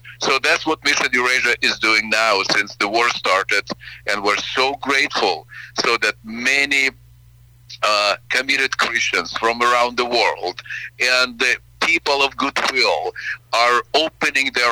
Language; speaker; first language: English; non-native, fluent; Ukrainian